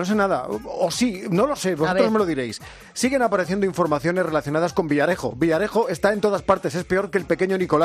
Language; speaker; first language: Spanish; native; Spanish